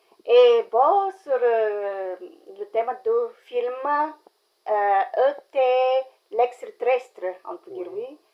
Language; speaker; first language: French; non-native, learner; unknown